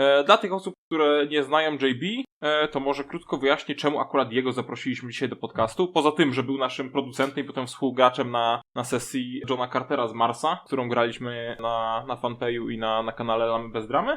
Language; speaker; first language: Polish; native; Polish